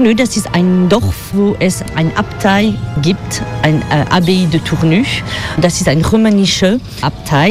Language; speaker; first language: German; non-native, fluent; French